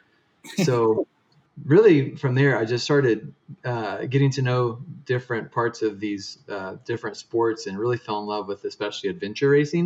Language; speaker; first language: English; native; English